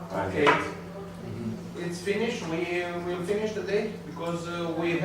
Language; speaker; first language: English; non-native, learner; Romanian